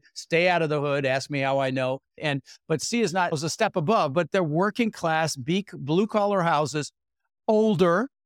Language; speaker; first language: English; native; English